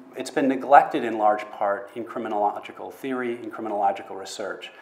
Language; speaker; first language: English; native; English